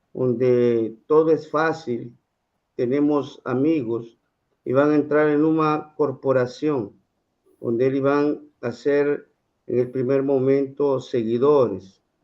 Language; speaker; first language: Spanish; non-native, fluent; Portuguese